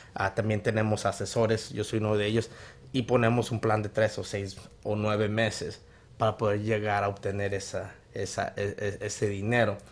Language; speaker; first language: Spanish; early bilingual, heritage; Spanish